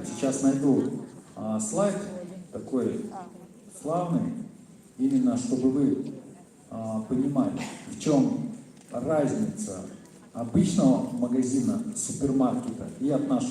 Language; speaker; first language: Russian; native; Russian